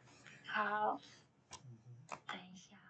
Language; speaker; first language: Chinese; non-native, learner; Indonesian